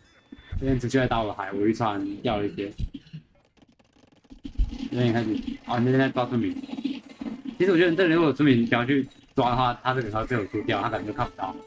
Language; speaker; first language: Chinese; native; Chinese